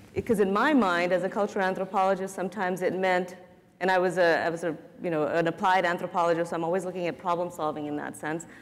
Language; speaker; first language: English; native; English